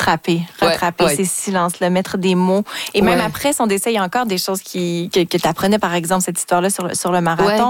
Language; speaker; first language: French; native; French